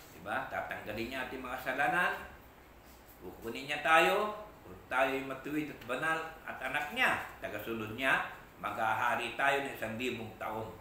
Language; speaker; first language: Filipino; non-native, local second language; Iloko